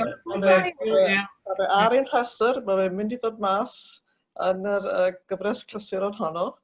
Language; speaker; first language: Welsh; native; Welsh